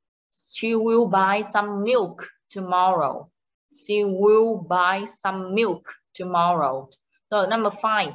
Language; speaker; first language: English; non-native, fluent; Vietnamese